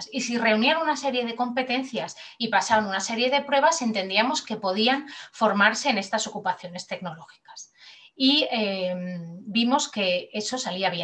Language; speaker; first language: Spanish; native; Spanish